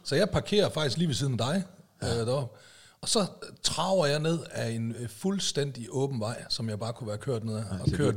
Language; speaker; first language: Danish; native; Danish